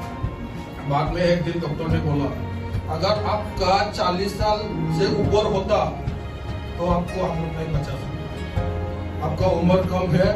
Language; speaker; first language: Hindi; non-native, local second language; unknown